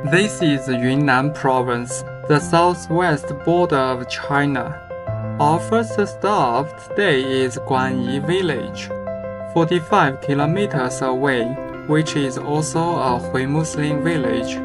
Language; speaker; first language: English; non-native, fluent; Chinese